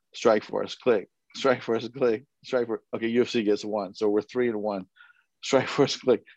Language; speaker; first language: English; early bilingual, other home language; Korean